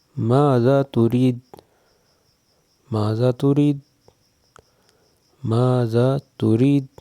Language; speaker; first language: Arabic; non-native, fluent; Urdu